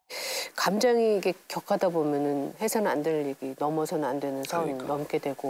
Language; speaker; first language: Korean; native; Korean